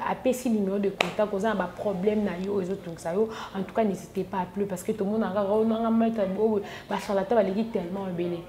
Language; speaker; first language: French; non-native, local second language; Lingala